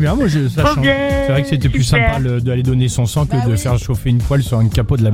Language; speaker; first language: French; native; French